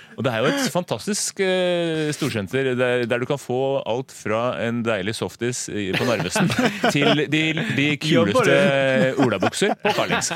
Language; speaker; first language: Norwegian; native; Norwegian